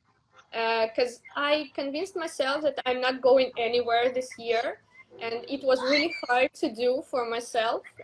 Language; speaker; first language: English; non-native, learner; Russian